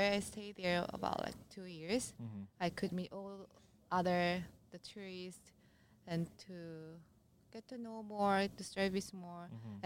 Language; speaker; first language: English; non-native, learner; Korean